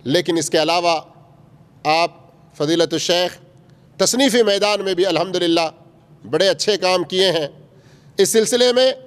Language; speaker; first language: Urdu; native; Urdu